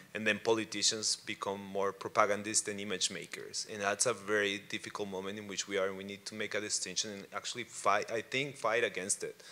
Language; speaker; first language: English; non-native, fluent; Spanish